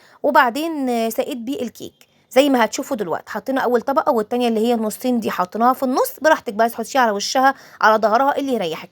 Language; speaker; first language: Arabic; native; Arabic